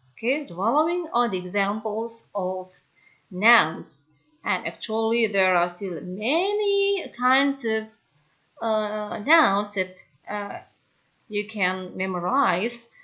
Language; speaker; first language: English; non-native, fluent; Indonesian